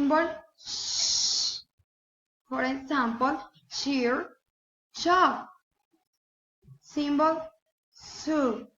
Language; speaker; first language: English; non-native, learner; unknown